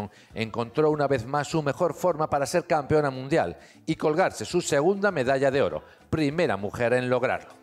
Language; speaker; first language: Spanish; native; Spanish